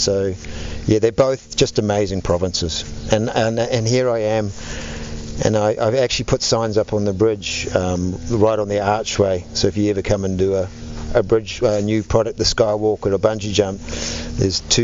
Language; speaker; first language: English; native; English